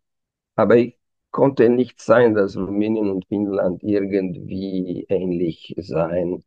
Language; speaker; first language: German; non-native, fluent; Romanian